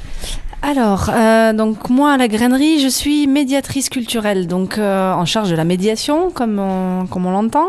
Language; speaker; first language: French; native; French